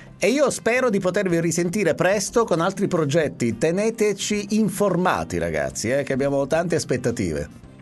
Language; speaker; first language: Italian; native; Italian